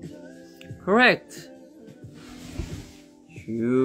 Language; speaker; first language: English; non-native, learner; Korean